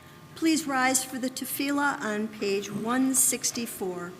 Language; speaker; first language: English; native; English